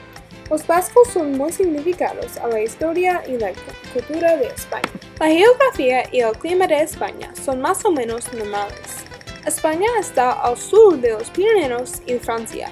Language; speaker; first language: Spanish; non-native, learner; English